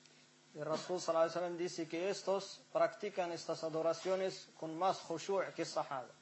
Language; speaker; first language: Spanish; non-native, fluent; Arabic